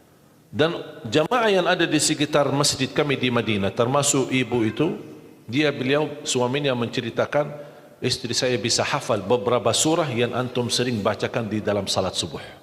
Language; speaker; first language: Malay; non-native, fluent; Arabic